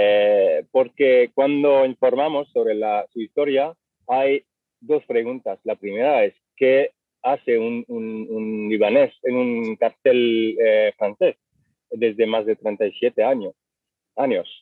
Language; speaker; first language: Spanish; non-native, fluent; French